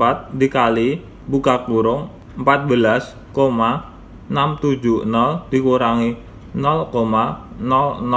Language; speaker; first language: Indonesian; native; Indonesian